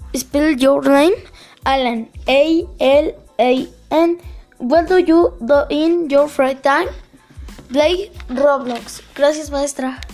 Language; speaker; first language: English; non-native, learner; Spanish